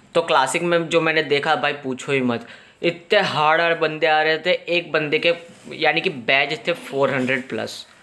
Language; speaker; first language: Hindi; non-native, local second language; Gujarati